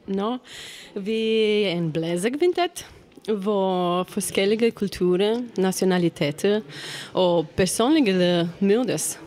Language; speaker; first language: Danish; non-native, learner; Romanian